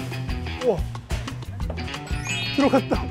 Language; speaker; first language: Korean; native; Korean